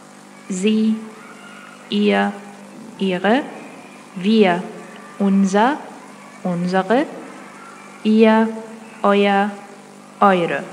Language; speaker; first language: German; non-native, fluent; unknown